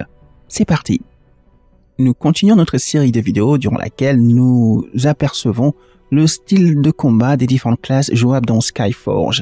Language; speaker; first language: French; native; French